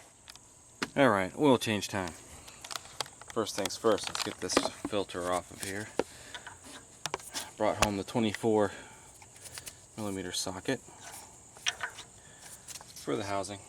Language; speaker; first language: English; native; English